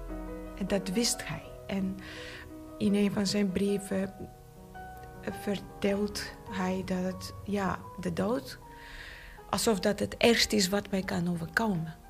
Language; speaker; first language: Dutch; non-native, fluent; Bulgarian